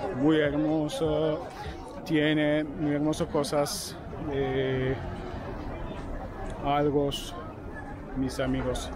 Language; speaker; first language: Spanish; non-native, learner; Turkish